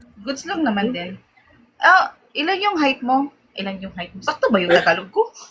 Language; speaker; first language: Filipino; non-native, local second language; Cebuano